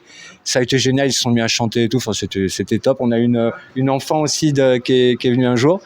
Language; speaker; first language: French; native; French